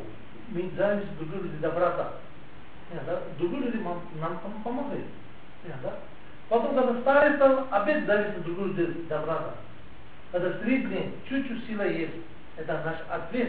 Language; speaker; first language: Russian; non-native, learner; Tibetan